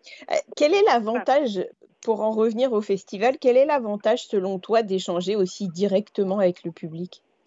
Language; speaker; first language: French; native; French